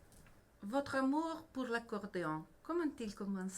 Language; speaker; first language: French; non-native, learner; Italian